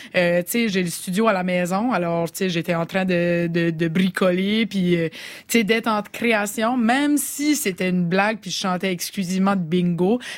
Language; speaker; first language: French; native; French